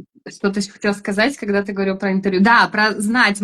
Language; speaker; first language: Russian; native; Russian